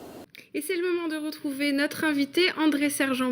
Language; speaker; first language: French; native; French